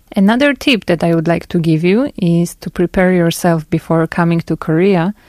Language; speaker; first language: English; non-native, fluent; Polish